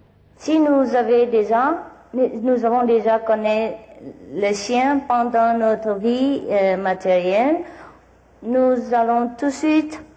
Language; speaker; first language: French; non-native, learner; Vietnamese